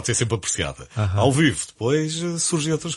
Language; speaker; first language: Portuguese; native; Portuguese